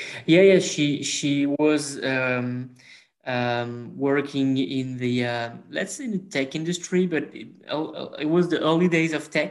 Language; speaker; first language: English; non-native, fluent; French